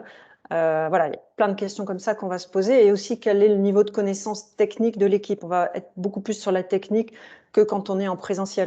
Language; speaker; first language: French; native; French